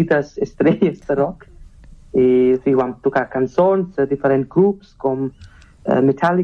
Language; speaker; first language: Catalan; non-native, fluent; German